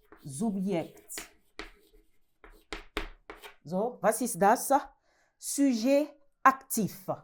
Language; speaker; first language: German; non-native, learner; French